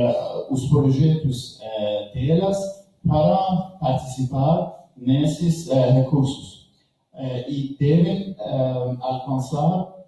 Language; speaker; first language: Portuguese; non-native, learner; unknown